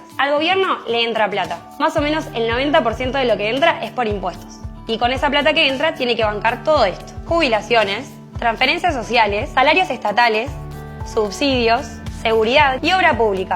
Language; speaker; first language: Spanish; native; Spanish